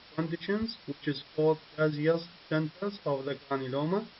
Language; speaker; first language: English; non-native, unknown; Arabic